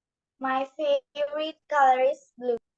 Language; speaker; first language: English; non-native, learner; Tamil